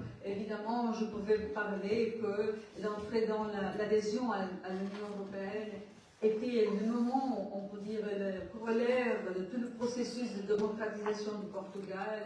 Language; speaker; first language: French; non-native, learner; Portuguese